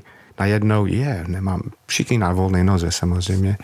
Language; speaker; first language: Czech; non-native, fluent; English